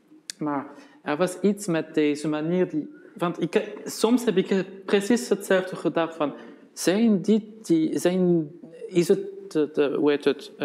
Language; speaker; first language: Dutch; non-native, fluent; French